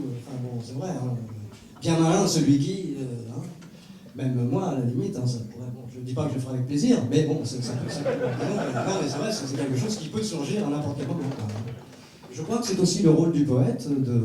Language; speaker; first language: French; native; French